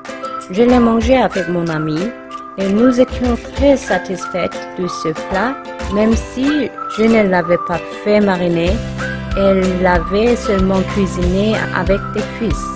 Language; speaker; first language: French; non-native, learner; Korean